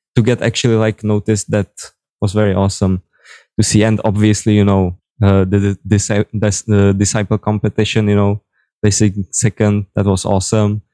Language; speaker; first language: English; non-native, fluent; Czech